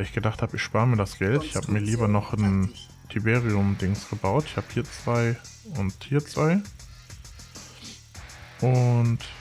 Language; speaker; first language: German; native; German